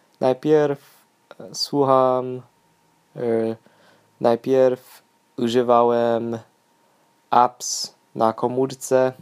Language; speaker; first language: Polish; non-native, learner; English